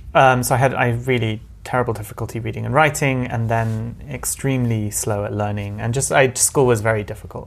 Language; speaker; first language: English; native; English